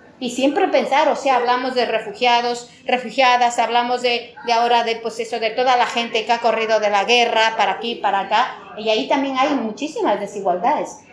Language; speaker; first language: Spanish; native; Spanish